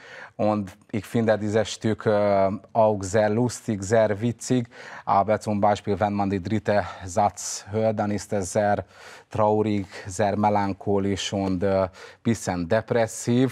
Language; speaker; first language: German; non-native, fluent; Hungarian